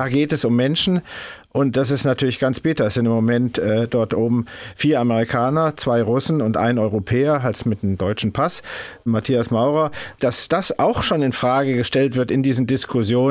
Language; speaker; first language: German; native; German